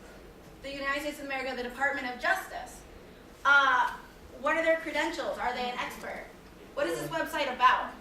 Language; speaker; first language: English; native; English